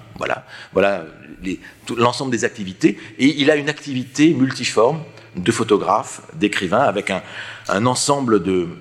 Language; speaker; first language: French; native; French